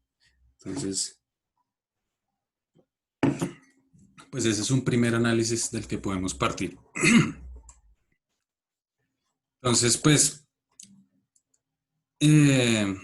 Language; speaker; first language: Spanish; native; Spanish